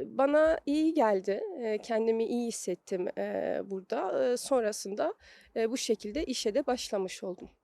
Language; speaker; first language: Turkish; early bilingual, heritage; Turkish